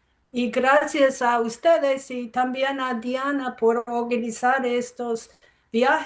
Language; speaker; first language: Spanish; non-native, fluent; English